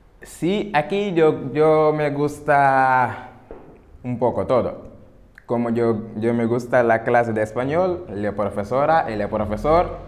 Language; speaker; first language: Spanish; non-native, learner; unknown